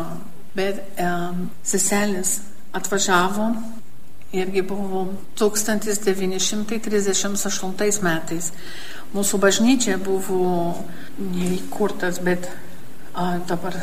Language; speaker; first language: Lithuanian; early bilingual, heritage; Lithuanian